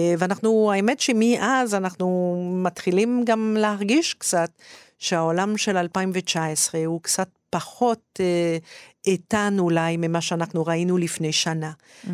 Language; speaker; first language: Hebrew; non-native, fluent; French